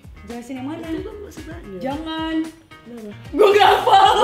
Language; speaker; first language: Indonesian; native; Indonesian